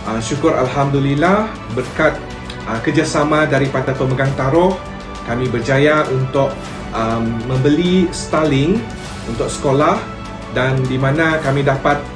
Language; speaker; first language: Malay; non-native, local second language; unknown